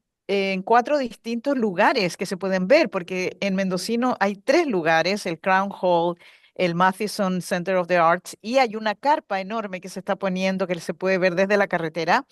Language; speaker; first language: Spanish; native; Spanish